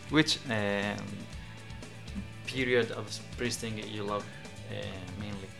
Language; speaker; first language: English; non-native, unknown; Italian